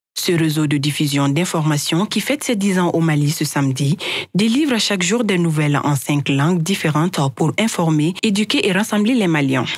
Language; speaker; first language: French; non-native, local second language; Bambara